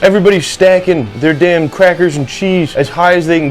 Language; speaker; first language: English; native; English